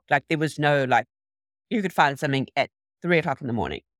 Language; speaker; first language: English; native; English